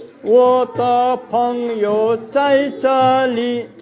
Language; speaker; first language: Chinese; non-native, learner; Nepali